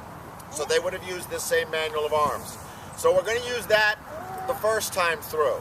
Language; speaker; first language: English; native; English